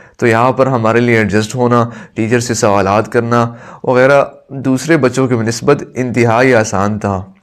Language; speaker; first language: Urdu; non-native, local second language; Pashto